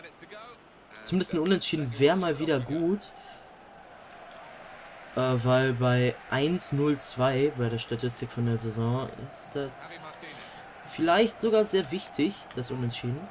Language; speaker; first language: German; native; German